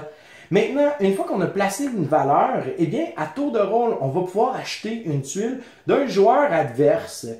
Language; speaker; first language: French; native; French